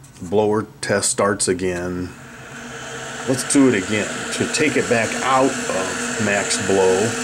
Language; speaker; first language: English; native; English